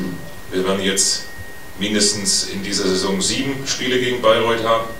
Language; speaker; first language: German; native; German